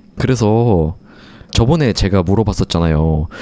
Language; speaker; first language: Korean; native; Korean